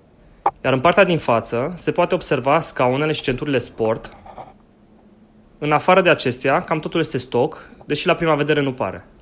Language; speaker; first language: Romanian; native; Romanian